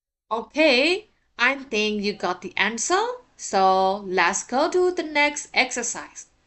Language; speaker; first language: English; non-native, fluent; Burmese